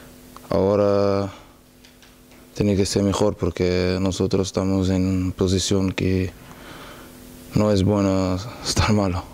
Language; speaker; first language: Spanish; non-native, learner; Portuguese